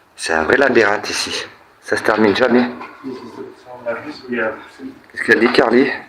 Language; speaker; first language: French; native; French